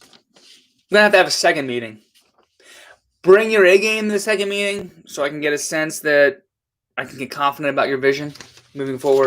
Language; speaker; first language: English; native; English